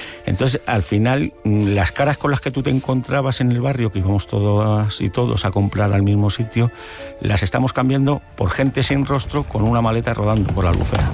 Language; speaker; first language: Spanish; native; Spanish